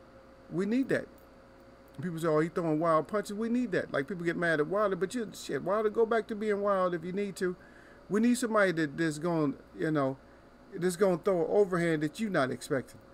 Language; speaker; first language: English; native; English